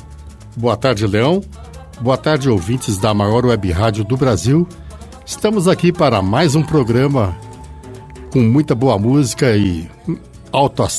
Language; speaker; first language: Portuguese; native; Portuguese